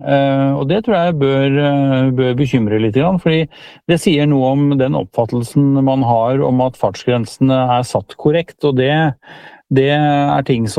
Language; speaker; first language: Norwegian; native; Norwegian